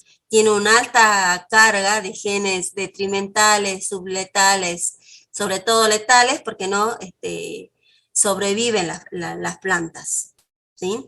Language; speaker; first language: Spanish; native; Spanish